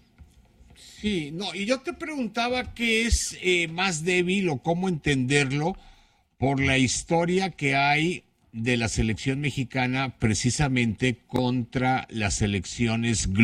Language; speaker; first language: Spanish; native; Spanish